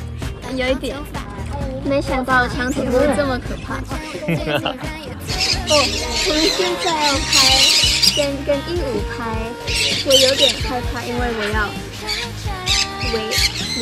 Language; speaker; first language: Chinese; non-native, fluent; Thai